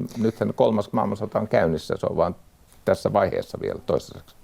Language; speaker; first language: Finnish; native; Finnish